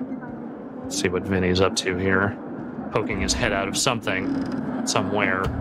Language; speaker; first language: English; native; English